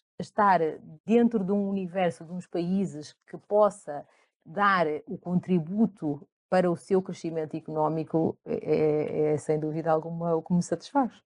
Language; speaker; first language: Portuguese; early bilingual, other home language; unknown